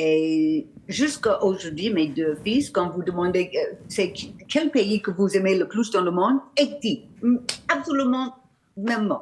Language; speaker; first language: French; non-native, learner; English